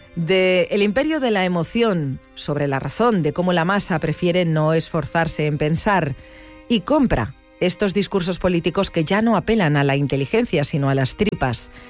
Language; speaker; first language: Spanish; native; Spanish